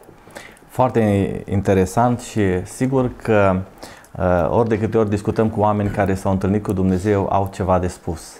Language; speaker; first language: Romanian; native; Romanian